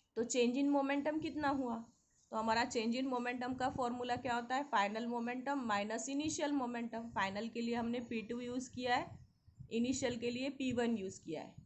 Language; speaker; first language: Hindi; non-native, local second language; Marathi